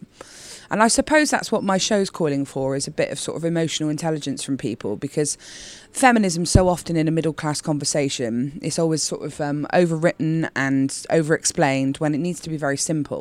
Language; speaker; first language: English; native; English